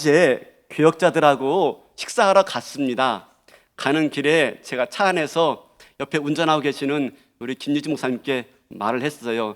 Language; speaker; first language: Korean; native; Korean